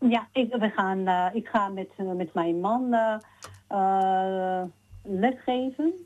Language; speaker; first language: Dutch; non-native, fluent; Georgian